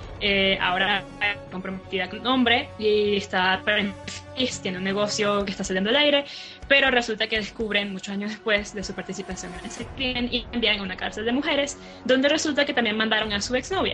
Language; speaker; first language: Spanish; native; Spanish